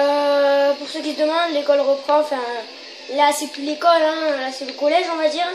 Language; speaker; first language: French; native; French